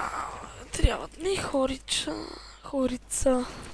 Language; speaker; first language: Bulgarian; native; Bulgarian